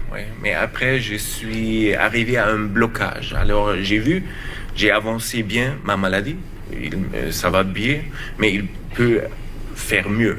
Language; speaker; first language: French; non-native, learner; German